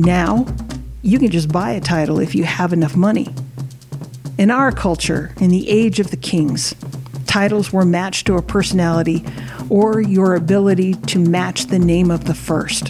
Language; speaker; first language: English; early bilingual, other home language; Samoan